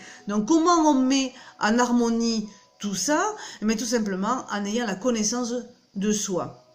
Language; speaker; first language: French; native; French